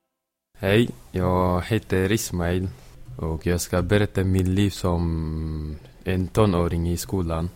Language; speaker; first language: Swedish; early bilingual, other home language; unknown